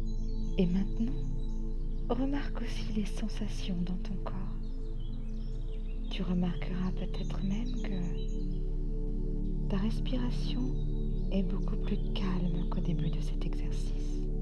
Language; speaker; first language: French; native; French